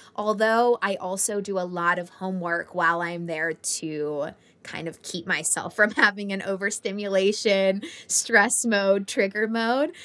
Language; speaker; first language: English; native; English